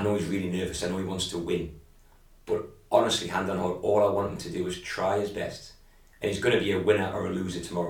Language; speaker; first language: English; native; English